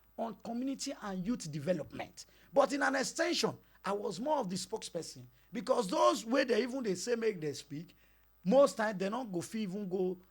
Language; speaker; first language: Nigerian Pidgin; non-native, local second language; Bini